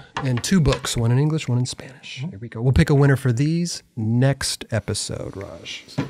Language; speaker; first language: English; native; English